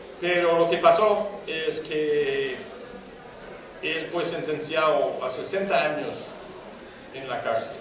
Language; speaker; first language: Spanish; non-native, fluent; English